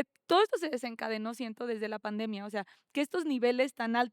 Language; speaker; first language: Spanish; native; Spanish